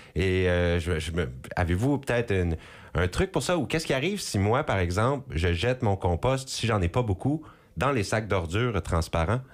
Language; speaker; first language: French; native; French